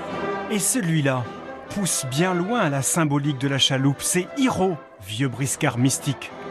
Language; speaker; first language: French; native; French